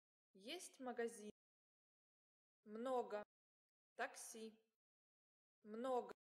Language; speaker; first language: Russian; non-native, learner; English